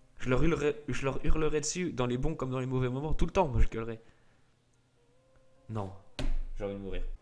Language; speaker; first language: French; native; French